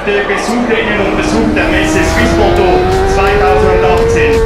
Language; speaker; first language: German; native; German